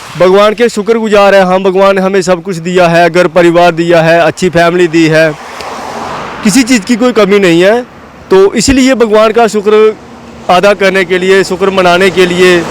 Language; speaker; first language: Hindi; non-native, local second language; Dogri